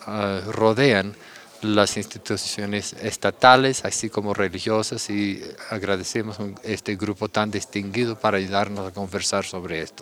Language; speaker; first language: Spanish; non-native, fluent; English